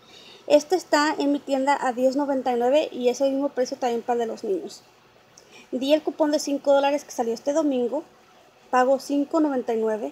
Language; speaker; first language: Spanish; native; Spanish